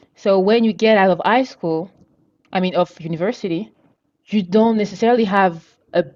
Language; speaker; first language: English; non-native, local second language; French